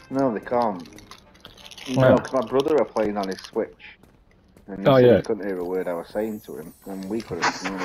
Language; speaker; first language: English; native; English